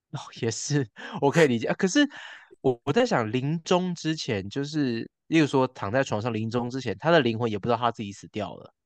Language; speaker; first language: Chinese; native; Chinese